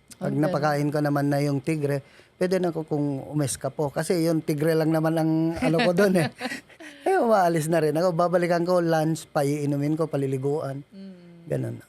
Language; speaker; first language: Filipino; non-native, local second language; Iloko